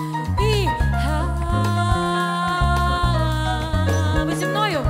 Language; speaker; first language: Ukrainian; early bilingual, other home language; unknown